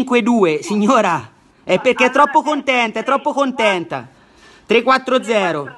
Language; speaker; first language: Italian; native; Italian